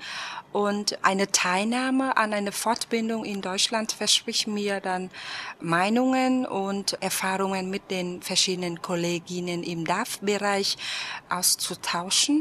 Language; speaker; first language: German; non-native, fluent; Vietnamese